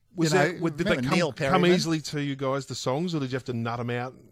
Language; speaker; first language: English; native; English